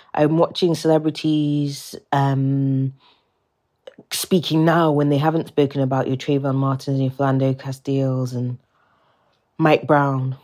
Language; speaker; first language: English; native; English